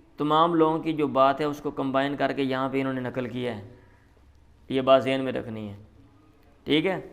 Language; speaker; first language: Urdu; non-native, local second language; Punjabi